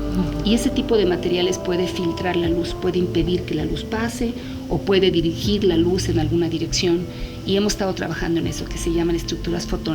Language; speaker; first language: Spanish; native; Spanish